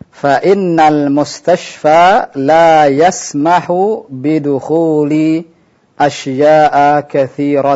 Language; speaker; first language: Arabic; non-native, fluent; Indonesian